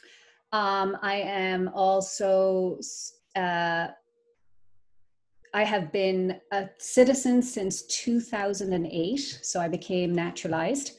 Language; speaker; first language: English; native; English